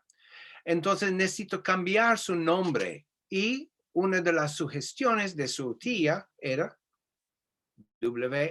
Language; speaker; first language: Spanish; non-native, fluent; English